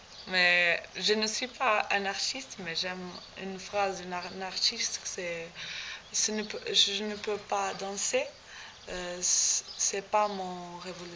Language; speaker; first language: French; non-native, learner; Portuguese